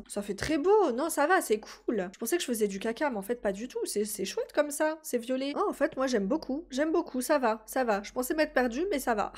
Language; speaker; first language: French; native; French